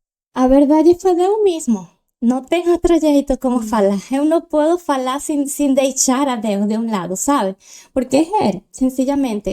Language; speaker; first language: Portuguese; non-native, learner; Spanish